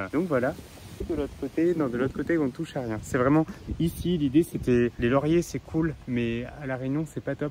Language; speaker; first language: French; native; French